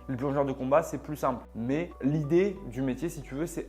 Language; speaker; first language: French; native; French